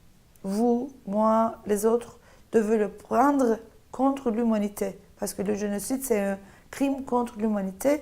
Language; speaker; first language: French; non-native, fluent; Turkish